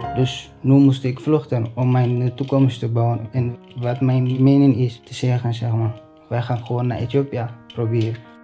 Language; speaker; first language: Dutch; non-native, learner; Tigrinya